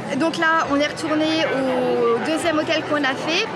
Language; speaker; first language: French; native; French